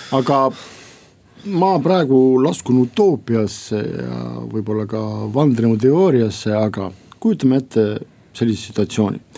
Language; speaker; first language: Estonian; non-native, local second language; Russian